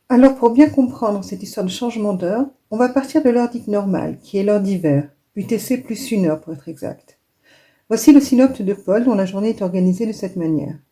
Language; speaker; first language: French; native; French